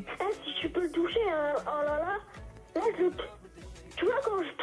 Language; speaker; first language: French; early bilingual, other home language; Turkish